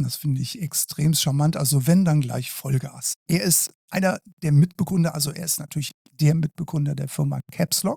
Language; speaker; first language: German; native; German